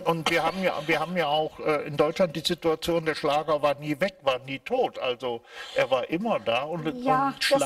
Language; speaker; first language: German; native; German